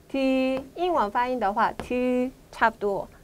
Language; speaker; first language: Chinese; non-native, fluent; Korean